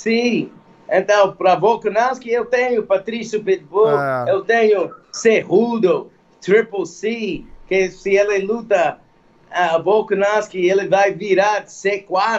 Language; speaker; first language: Portuguese; non-native, fluent; English